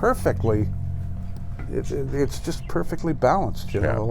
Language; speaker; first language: English; native; English